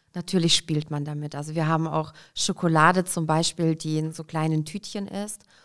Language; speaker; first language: German; early bilingual, other home language; Russian